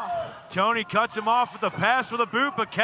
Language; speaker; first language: English; native; English